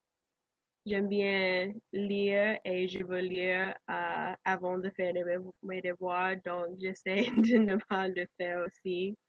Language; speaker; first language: French; non-native, learner; English